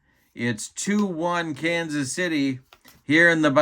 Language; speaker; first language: English; native; English